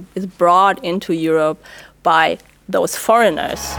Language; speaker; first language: English; non-native, fluent; German